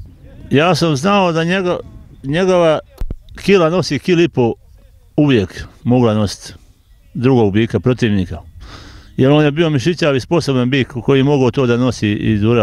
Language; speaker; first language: Serbian; native; Serbian